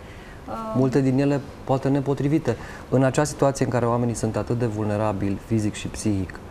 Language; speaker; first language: Romanian; native; Romanian